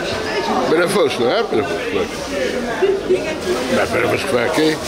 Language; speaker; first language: Portuguese; native; Portuguese